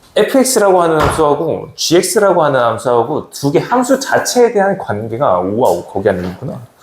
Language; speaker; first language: Korean; native; Korean